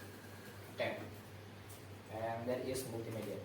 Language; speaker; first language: English; non-native, learner; Indonesian